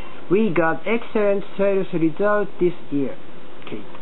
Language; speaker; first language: English; non-native, learner; Japanese